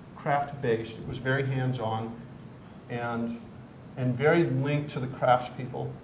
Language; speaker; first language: English; native; English